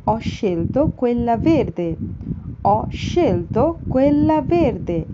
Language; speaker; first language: Italian; non-native, fluent; Bangla